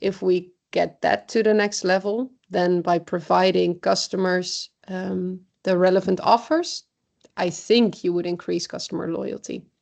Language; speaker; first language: English; non-native, fluent; Dutch